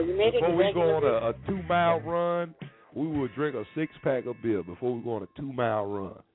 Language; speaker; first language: English; native; English